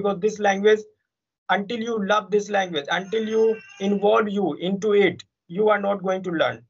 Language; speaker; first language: English; non-native, fluent; Hindi